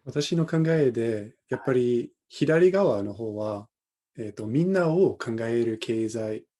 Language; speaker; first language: Japanese; non-native, fluent; English